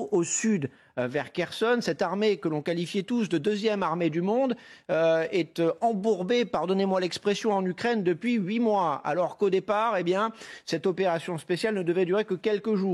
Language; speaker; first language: French; native; French